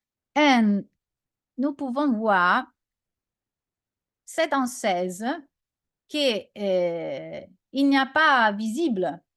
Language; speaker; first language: French; non-native, learner; Italian